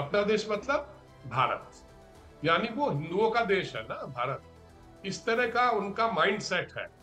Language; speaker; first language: Hindi; native; Hindi